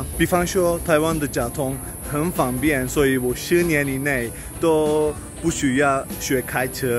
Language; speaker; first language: Chinese; non-native, fluent; Swedish